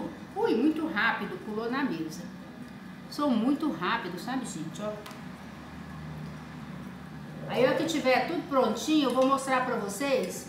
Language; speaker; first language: Portuguese; native; Portuguese